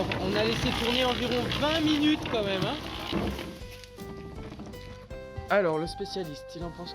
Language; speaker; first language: French; native; French